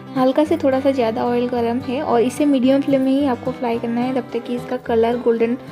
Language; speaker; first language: Hindi; non-native, local second language; Odia